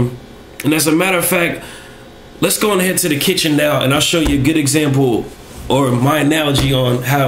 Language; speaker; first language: English; native; English